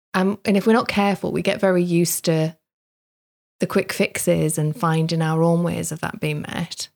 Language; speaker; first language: English; native; English